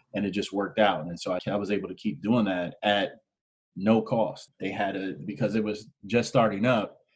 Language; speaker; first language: English; native; English